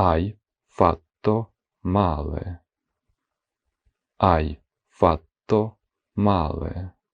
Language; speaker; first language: Italian; non-native, fluent; Ukrainian